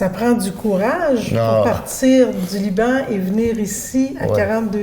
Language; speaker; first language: French; native; French